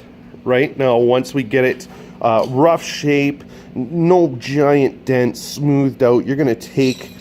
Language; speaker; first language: English; native; English